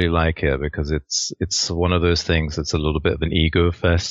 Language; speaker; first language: English; native; English